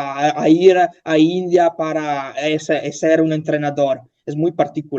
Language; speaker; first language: Spanish; non-native, learner; Italian